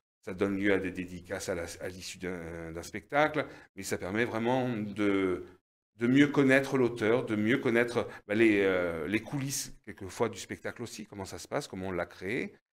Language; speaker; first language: French; native; French